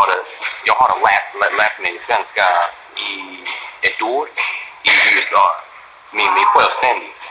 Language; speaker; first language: Swedish; non-native, learner; English